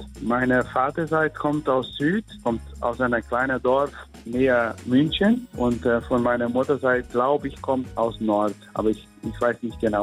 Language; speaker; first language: German; early bilingual, heritage; German